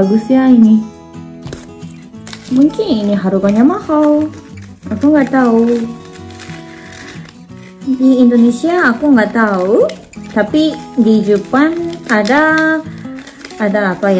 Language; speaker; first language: Indonesian; non-native, fluent; Japanese